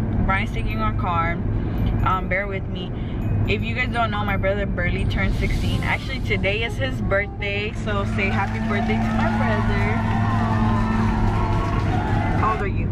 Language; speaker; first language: English; early bilingual, other home language; Spanish